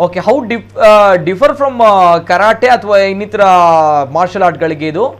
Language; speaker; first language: Kannada; native; Kannada